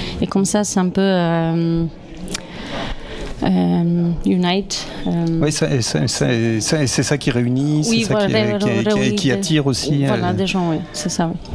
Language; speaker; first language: French; non-native, fluent; Polish